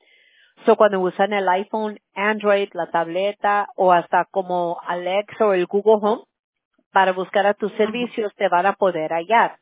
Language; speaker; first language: Spanish; early bilingual, heritage; Spanish